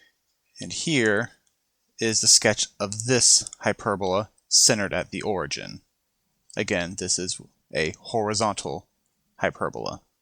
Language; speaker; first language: English; native; English